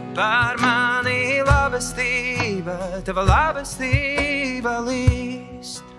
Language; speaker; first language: Latvian; native; Latvian